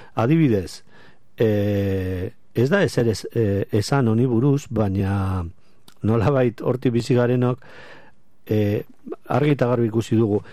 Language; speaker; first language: Basque; native; Basque